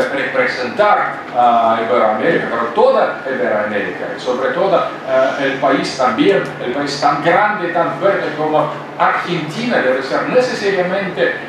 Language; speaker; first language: Spanish; non-native, fluent; Russian